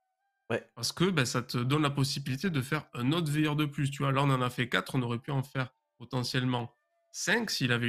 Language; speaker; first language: French; native; French